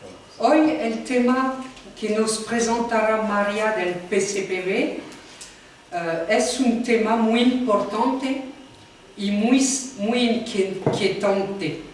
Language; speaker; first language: Spanish; non-native, fluent; French